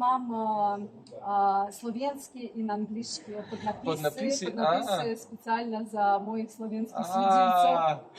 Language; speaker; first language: Russian; native; Russian